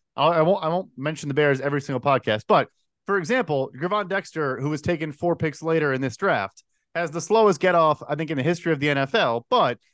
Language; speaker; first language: English; native; English